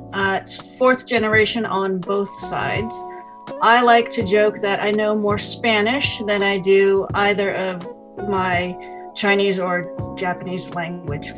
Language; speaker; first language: English; native; English